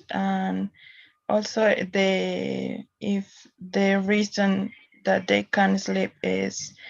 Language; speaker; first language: English; non-native, learner; Spanish